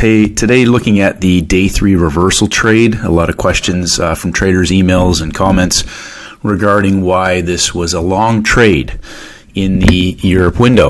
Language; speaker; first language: English; native; English